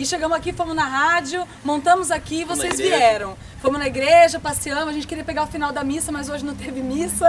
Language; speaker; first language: Portuguese; native; Portuguese